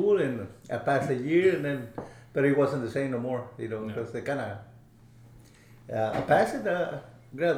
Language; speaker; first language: English; non-native, fluent; Spanish